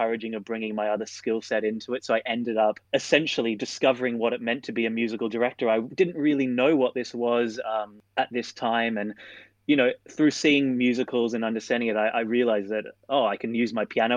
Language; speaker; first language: English; native; English